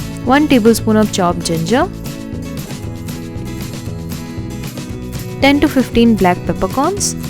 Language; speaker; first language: English; non-native, local second language; Odia